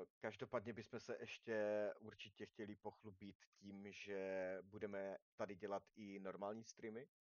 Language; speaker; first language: Czech; native; Czech